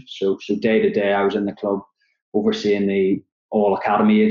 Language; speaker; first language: English; native; English